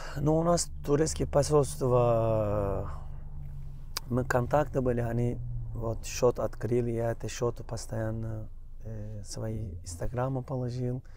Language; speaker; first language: Russian; non-native, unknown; Turkish